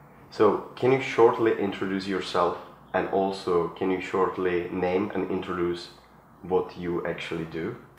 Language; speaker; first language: English; non-native, fluent; Czech